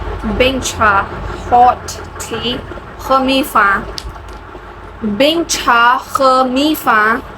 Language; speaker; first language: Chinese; non-native, learner; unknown